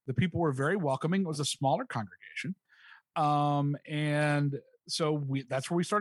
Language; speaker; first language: English; native; English